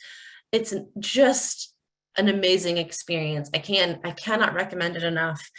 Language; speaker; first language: English; native; English